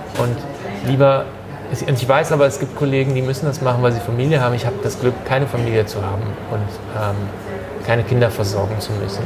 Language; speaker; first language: German; early bilingual, other home language; Turkish